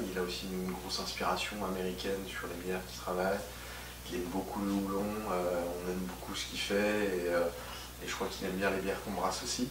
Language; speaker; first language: French; native; French